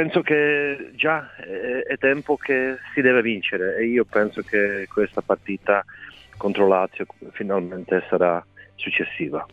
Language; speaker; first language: Italian; non-native, fluent; Czech